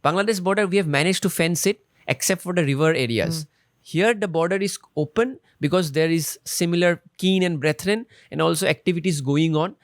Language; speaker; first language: English; non-native, local second language; Assamese